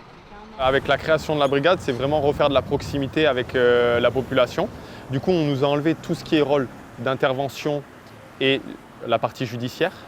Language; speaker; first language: French; native; French